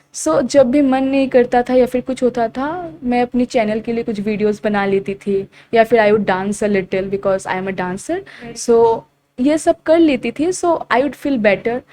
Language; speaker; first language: Hindi; non-native, local second language; Assamese